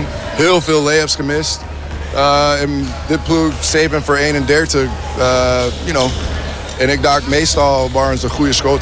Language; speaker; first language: Dutch; non-native, learner; English